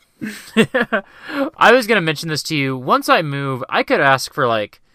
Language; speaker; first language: English; native; English